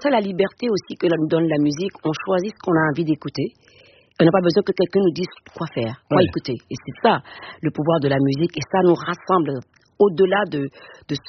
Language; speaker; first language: French; non-native, local second language; Fon